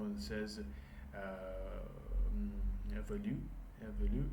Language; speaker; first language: French; non-native, learner; Russian